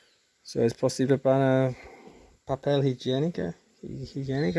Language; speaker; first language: Spanish; non-native, learner; English